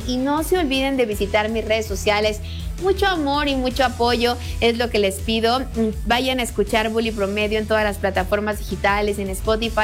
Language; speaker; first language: Spanish; native; Spanish